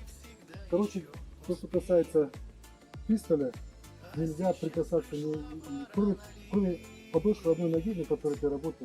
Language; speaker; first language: Russian; native; Russian